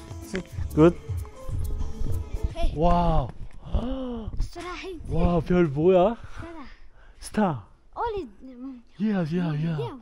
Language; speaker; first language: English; non-native, learner; Korean